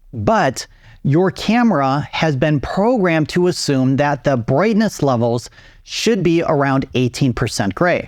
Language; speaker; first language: English; native; English